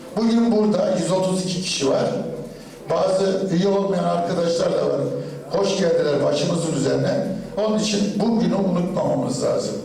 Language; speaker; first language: Turkish; native; Turkish